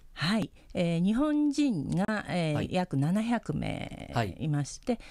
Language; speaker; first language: Japanese; early bilingual, heritage; Spanish